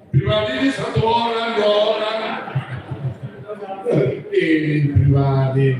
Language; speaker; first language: Indonesian; non-native, fluent; German